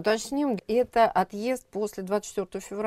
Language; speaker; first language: Russian; native; Russian